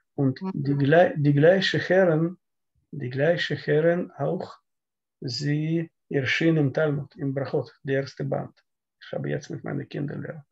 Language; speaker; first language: German; non-native, learner; Russian